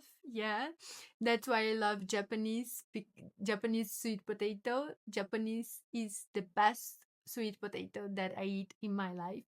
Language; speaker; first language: English; non-native, learner; Portuguese